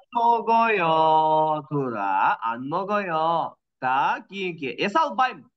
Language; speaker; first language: Korean; non-native, learner; Kyrgyz